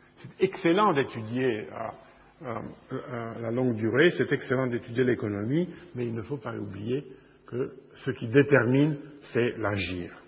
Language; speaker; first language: French; non-native, fluent; Romanian